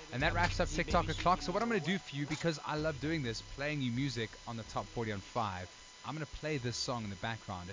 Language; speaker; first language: English; native; English